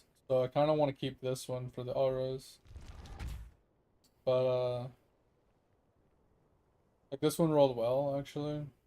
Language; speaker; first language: English; native; English